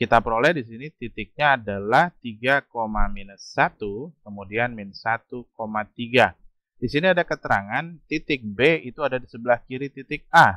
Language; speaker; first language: Indonesian; native; Indonesian